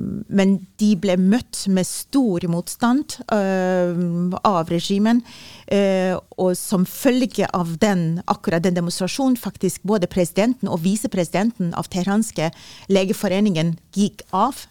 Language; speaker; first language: Norwegian; non-native, fluent; Persian